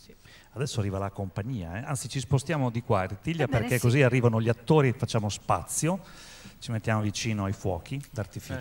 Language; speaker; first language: Italian; native; Italian